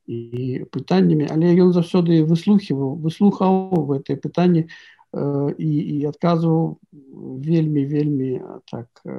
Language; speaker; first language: Belarusian; native; Belarusian